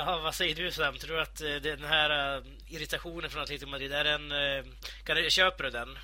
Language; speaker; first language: Swedish; native; Swedish